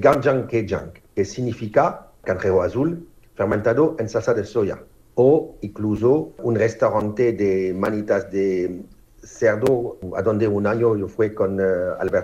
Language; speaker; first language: Spanish; non-native, learner; French